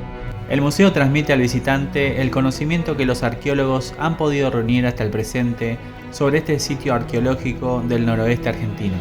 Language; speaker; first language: Spanish; native; Spanish